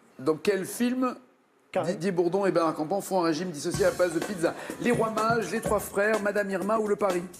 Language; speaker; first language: French; native; French